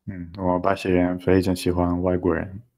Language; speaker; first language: Chinese; non-native, learner; Portuguese